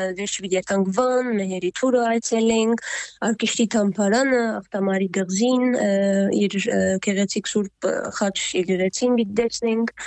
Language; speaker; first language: Armenian; early bilingual, heritage; Armenian